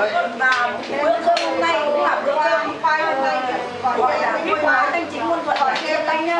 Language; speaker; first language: Vietnamese; native; Vietnamese